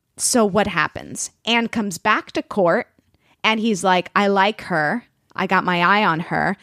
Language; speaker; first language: English; non-native, fluent; Spanish